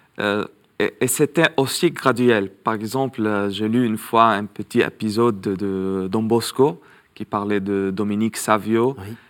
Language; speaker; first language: French; non-native, local second language; Arabic